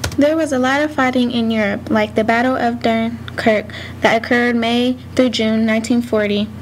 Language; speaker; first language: English; native; English